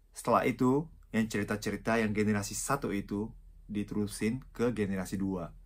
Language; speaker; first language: Indonesian; non-native, fluent; Japanese